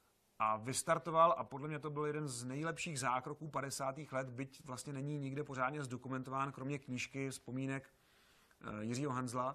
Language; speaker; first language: Czech; native; Czech